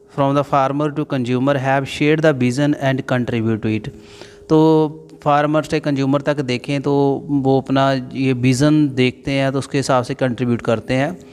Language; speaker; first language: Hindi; non-native, local second language; Punjabi